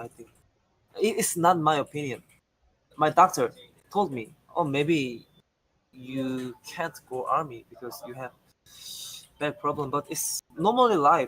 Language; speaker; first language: English; non-native, learner; Korean